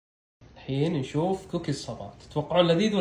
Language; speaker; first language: Arabic; native; Arabic